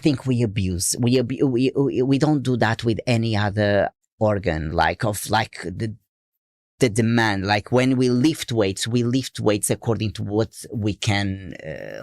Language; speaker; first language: English; non-native, fluent; Portuguese